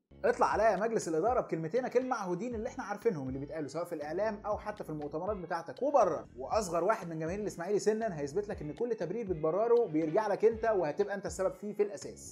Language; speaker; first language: Arabic; native; Arabic